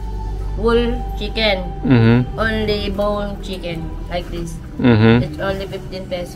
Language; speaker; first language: English; non-native, learner; Filipino